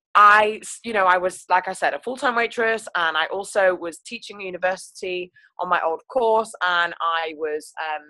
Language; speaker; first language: English; native; English